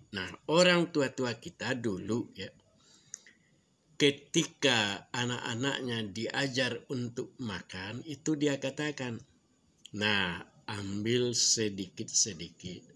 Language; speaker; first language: Indonesian; non-native, local second language; Minangkabau